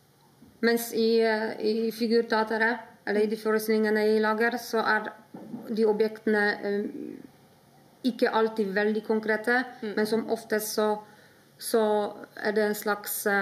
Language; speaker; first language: Norwegian; non-native, fluent; Polish